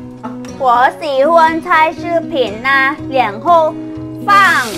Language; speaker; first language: Chinese; non-native, learner; Thai